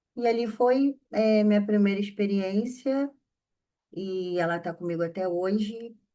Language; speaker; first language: Portuguese; native; Portuguese